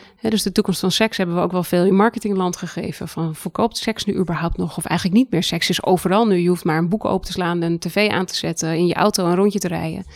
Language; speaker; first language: Dutch; native; Dutch